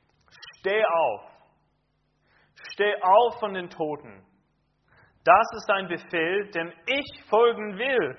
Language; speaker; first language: German; non-native, fluent; English